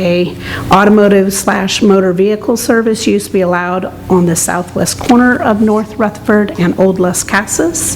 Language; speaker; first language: English; native; English